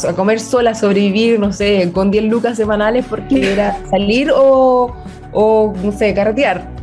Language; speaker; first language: Spanish; native; Spanish